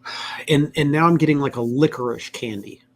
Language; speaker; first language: English; native; English